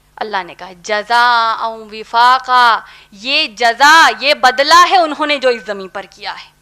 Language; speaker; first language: Urdu; native; Urdu